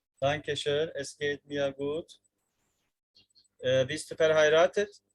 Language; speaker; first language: German; non-native, learner; Turkish